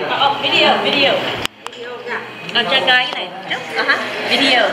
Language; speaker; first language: Vietnamese; early bilingual, heritage; English